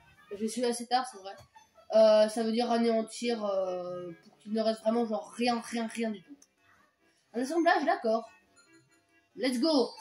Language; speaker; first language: French; native; French